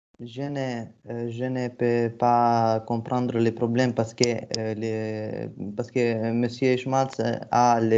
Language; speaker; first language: French; non-native, fluent; Italian